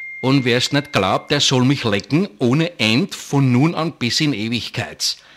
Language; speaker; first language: German; native; German